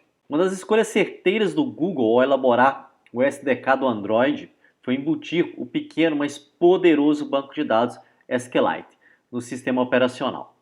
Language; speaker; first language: Portuguese; native; Portuguese